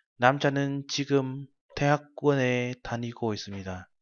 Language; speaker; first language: Korean; non-native, fluent; Vietnamese